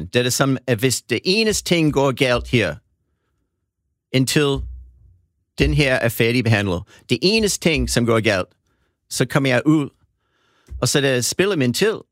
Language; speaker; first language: Danish; non-native, fluent; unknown